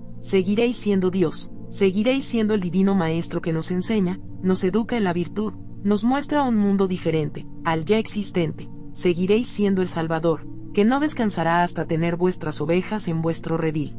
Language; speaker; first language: Spanish; native; Spanish